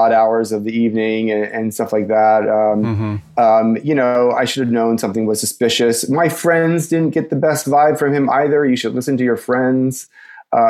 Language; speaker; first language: English; native; English